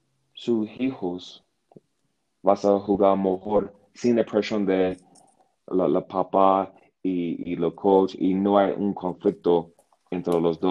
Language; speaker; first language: Spanish; non-native, learner; English